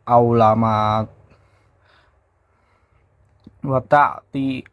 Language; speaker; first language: Arabic; non-native, learner; Indonesian